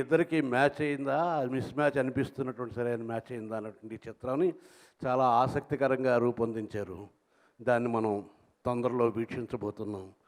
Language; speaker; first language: Telugu; native; Telugu